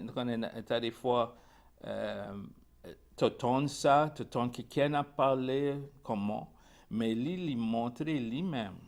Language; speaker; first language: French; non-native, local second language; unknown